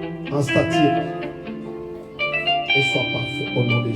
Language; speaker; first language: French; non-native, local second language; Lingala